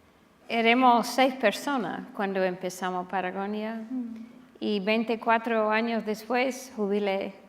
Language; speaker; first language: Spanish; non-native, fluent; English